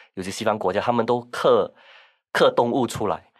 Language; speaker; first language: Chinese; non-native, local second language; Min Nan Chinese